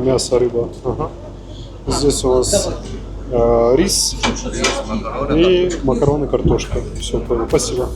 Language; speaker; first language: Russian; native; Russian